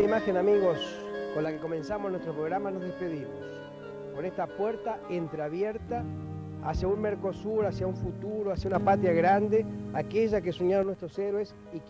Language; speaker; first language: Spanish; native; Spanish